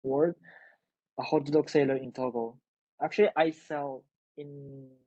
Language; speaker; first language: English; non-native, learner; Japanese